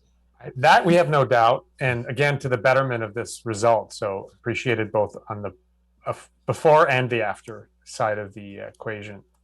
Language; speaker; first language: English; native; English